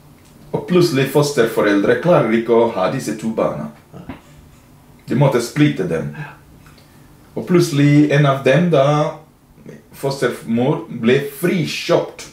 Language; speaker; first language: Norwegian; non-native, fluent; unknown